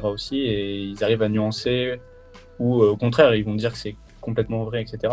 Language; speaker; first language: French; native; French